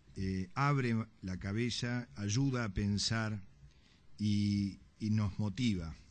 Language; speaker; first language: Spanish; native; Spanish